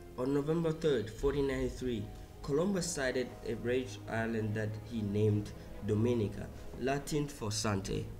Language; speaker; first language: English; non-native, fluent; Southern Sotho